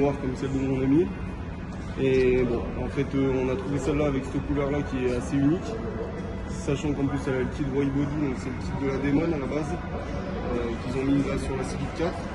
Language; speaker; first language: French; native; French